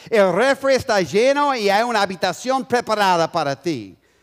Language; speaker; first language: Spanish; non-native, fluent; English